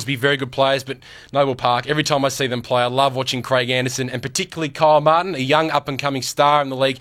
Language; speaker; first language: English; native; English